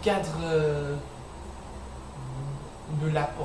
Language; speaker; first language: French; non-native, learner; English